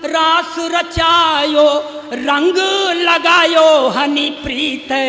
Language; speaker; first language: Hindi; native; Hindi